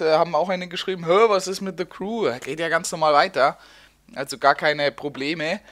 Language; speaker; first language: German; native; German